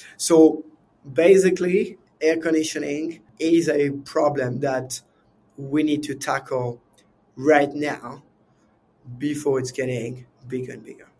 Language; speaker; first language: English; non-native, fluent; French